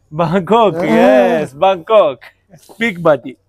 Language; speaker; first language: English; non-native, learner; Persian